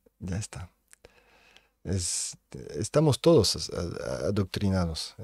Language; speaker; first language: Spanish; non-native, fluent; French